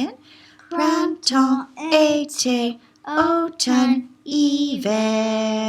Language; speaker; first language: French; non-native, fluent; English